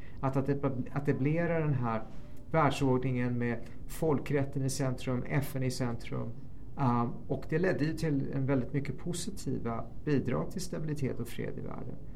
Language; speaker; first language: Swedish; early bilingual, other home language; Persian